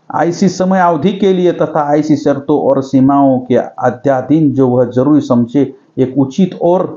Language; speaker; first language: Hindi; non-native, local second language; Marathi